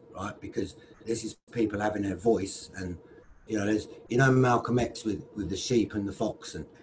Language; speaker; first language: English; native; English